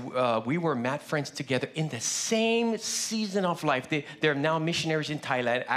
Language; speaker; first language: English; early bilingual, other home language; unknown